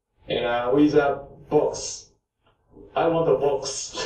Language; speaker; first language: English; non-native, learner; Japanese